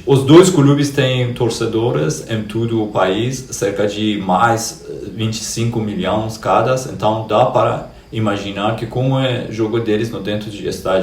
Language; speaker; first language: Portuguese; non-native, fluent; Persian